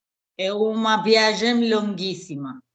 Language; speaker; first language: Portuguese; non-native, learner; Spanish